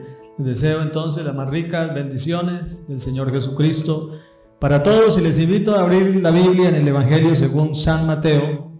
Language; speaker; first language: Spanish; native; Spanish